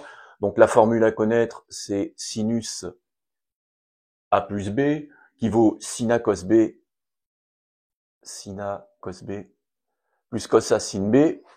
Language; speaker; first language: French; native; French